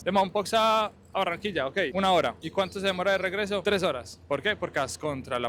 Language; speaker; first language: Spanish; native; Spanish